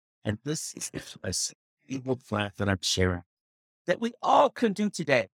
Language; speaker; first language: English; native; English